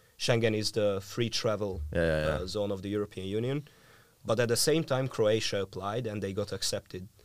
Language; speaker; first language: English; non-native, fluent; Hungarian